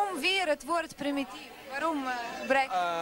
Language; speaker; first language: Dutch; non-native, fluent; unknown